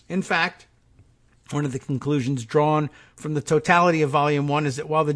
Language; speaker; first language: English; native; English